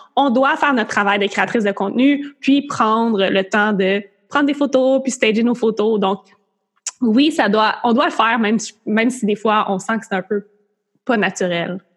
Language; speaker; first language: French; native; French